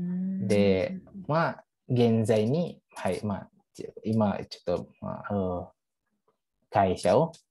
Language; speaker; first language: Japanese; non-native, fluent; Indonesian